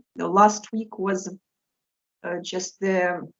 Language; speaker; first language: English; non-native, fluent; Russian